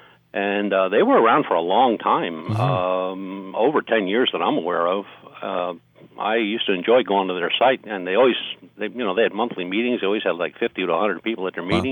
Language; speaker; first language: English; native; English